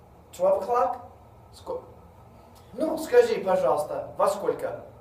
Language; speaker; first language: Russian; non-native, fluent; English